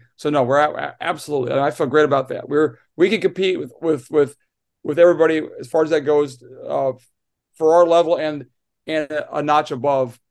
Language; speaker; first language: English; native; English